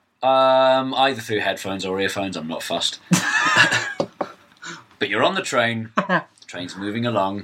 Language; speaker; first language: English; native; English